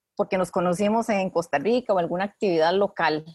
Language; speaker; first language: Spanish; native; Spanish